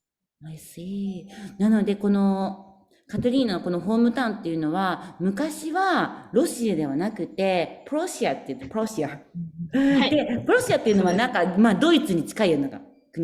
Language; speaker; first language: Japanese; native; Japanese